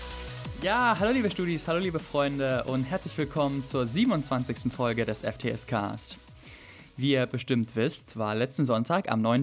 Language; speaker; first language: German; native; German